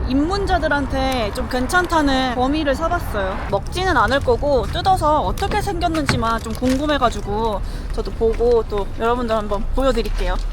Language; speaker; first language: Korean; early bilingual, heritage; Korean